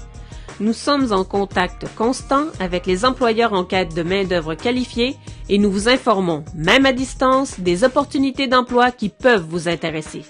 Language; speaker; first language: French; native; French